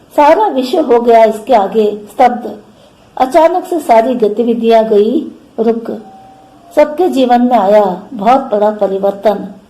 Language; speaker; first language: Hindi; non-native, local second language; Kannada